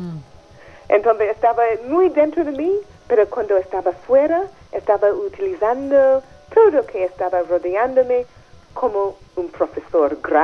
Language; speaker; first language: Spanish; non-native, fluent; English